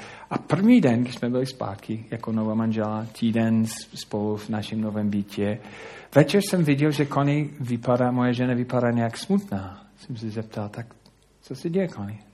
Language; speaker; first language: Czech; non-native, fluent; English